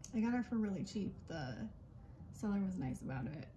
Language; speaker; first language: English; native; English